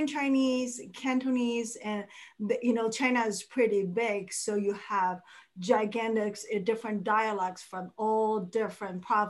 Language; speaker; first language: English; non-native, fluent; Chinese